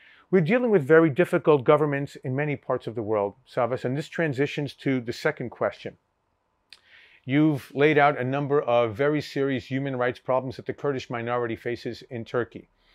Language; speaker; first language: English; early bilingual, other home language; Greek